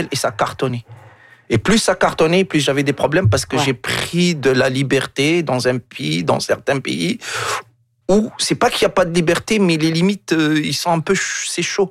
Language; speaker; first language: French; non-native, local second language; Arabic